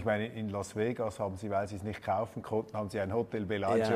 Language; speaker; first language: German; native; German